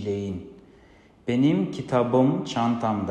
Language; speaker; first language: Turkish; non-native, fluent; Kazakh